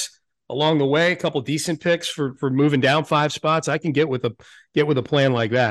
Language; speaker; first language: English; native; English